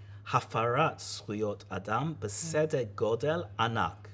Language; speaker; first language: Hebrew; non-native, fluent; English